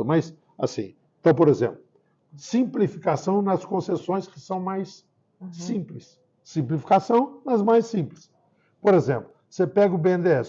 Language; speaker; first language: Portuguese; native; Portuguese